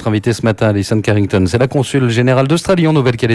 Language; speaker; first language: French; native; French